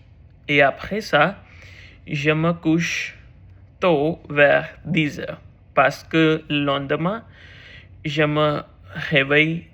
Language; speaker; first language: French; non-native, learner; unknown